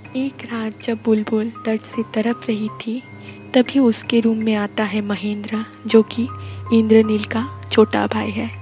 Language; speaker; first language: Hindi; non-native, local second language; Bangla